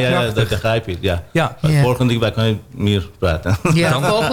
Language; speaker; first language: Dutch; non-native, learner; Persian